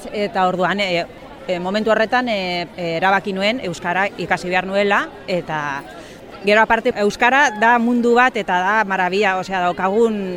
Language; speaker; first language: Basque; non-native, local second language; Spanish